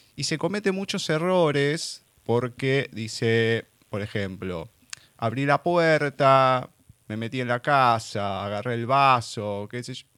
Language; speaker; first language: Spanish; native; Spanish